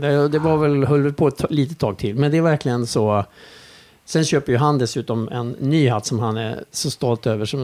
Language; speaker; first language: Swedish; native; Swedish